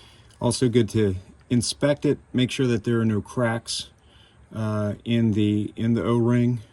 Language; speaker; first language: English; native; English